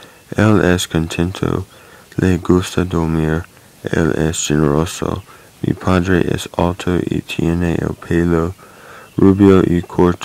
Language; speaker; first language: Spanish; non-native, learner; English